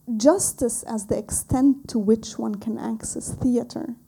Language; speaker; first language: English; non-native, fluent; Arabic